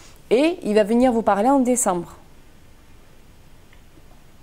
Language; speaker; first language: French; native; French